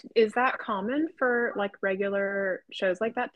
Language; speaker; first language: English; native; English